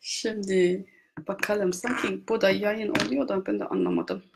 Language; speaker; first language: Turkish; non-native, fluent; German